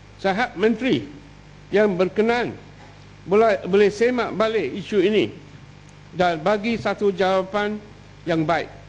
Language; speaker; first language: Malay; non-native, local second language; Tamil